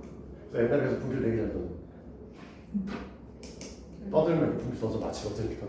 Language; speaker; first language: Korean; native; Korean